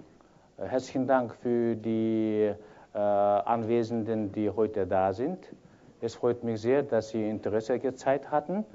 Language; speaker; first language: German; non-native, fluent; Kyrgyz